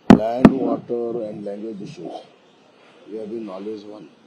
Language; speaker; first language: English; non-native, local second language; Kannada